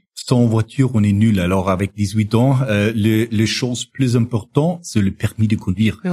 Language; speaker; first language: French; non-native, learner; German